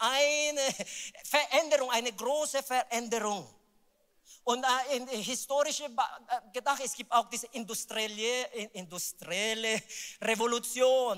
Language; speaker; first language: German; non-native, learner; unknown